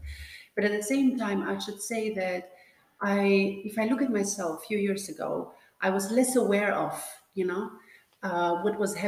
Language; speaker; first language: English; non-native, fluent; Albanian